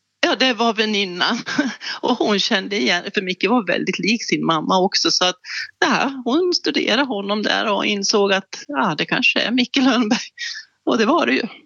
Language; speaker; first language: Swedish; native; Swedish